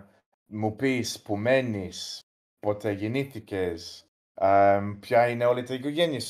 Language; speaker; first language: Greek; early bilingual, heritage; English